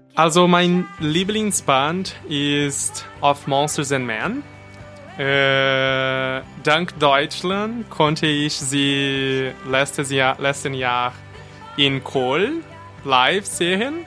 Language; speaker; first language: German; non-native, fluent; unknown